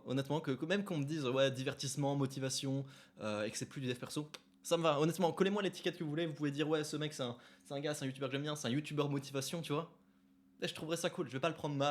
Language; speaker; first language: French; native; French